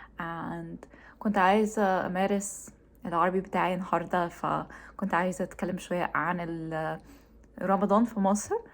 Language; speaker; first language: Egyptian Arabic; non-native, learner; English